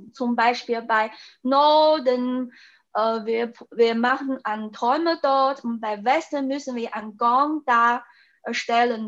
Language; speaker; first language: German; non-native, fluent; Chinese